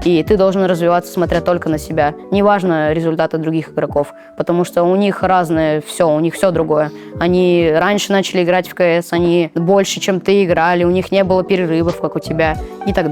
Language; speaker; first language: Russian; native; Russian